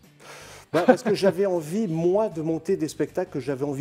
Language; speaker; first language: French; native; French